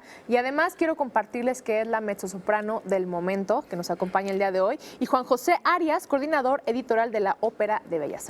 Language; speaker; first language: Spanish; native; Spanish